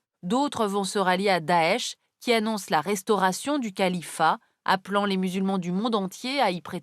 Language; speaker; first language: French; native; French